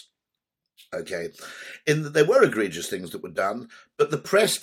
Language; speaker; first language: English; native; English